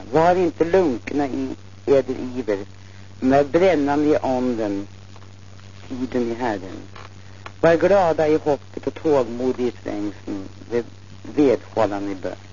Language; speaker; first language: Swedish; non-native, fluent; Norwegian